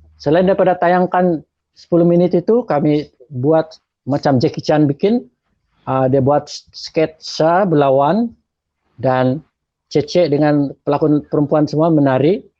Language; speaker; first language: Malay; native; Malay